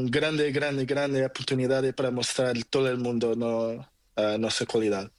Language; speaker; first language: Spanish; non-native, learner; Portuguese